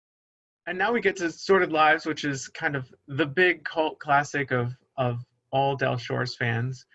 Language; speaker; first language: English; native; English